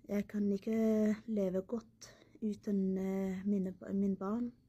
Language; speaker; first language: Norwegian; non-native, learner; Somali